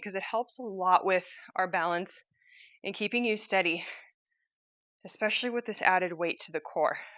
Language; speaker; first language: English; native; English